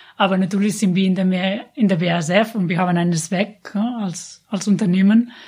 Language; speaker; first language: German; non-native, fluent; Catalan